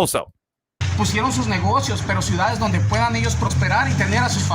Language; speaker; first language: Spanish; native; Spanish